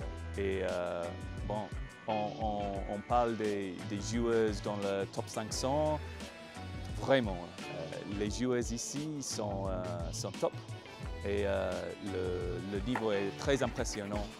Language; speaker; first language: French; non-native, fluent; English